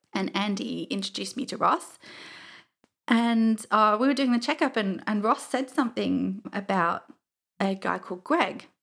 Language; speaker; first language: English; native; English